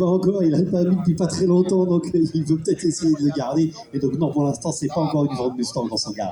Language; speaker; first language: French; native; French